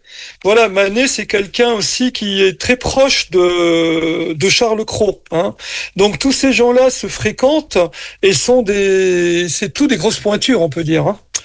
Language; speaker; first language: French; native; French